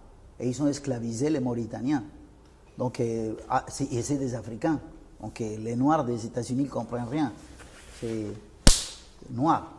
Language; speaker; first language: French; non-native, fluent; Spanish